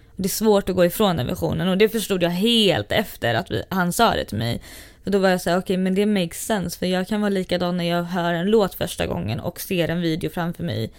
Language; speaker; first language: Swedish; native; Swedish